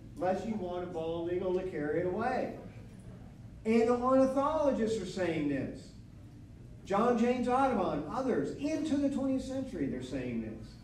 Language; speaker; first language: English; native; English